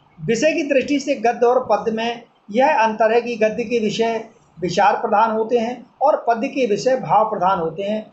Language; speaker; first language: Hindi; native; Hindi